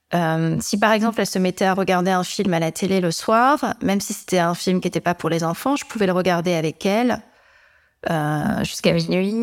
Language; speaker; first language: French; native; French